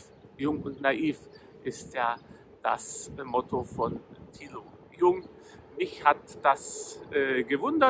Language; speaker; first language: German; native; German